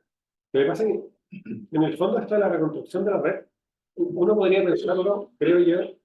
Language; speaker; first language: Spanish; native; Spanish